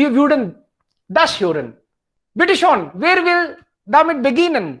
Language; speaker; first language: German; non-native, fluent; Hindi